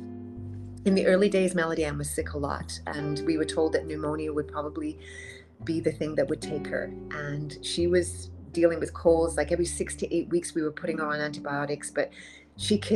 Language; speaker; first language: English; native; English